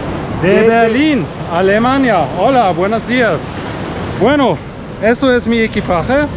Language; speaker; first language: Spanish; non-native, learner; German